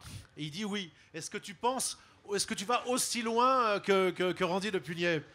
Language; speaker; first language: French; native; French